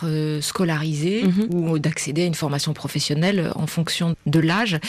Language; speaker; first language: French; native; French